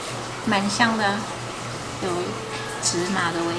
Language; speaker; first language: Chinese; non-native, fluent; English